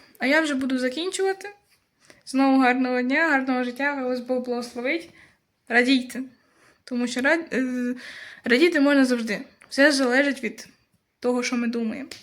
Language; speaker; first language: Ukrainian; non-native, local second language; Russian